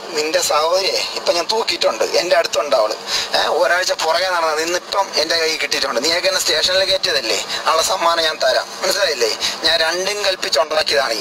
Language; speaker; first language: Malayalam; native; Malayalam